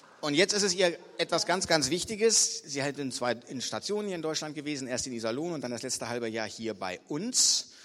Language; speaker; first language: German; native; German